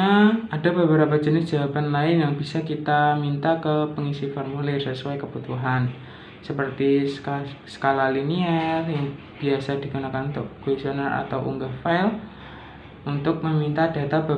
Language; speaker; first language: Indonesian; native; Indonesian